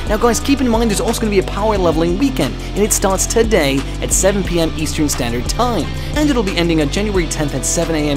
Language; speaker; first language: English; native; English